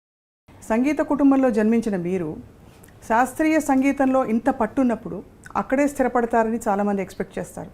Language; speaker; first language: Telugu; native; Telugu